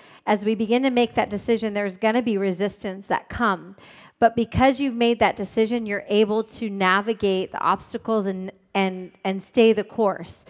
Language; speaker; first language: English; native; English